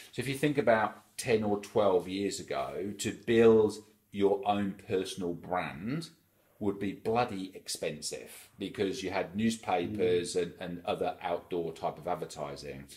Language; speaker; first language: English; native; English